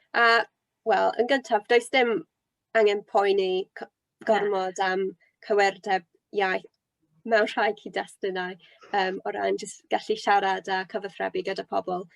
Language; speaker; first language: Welsh; non-native, local second language; English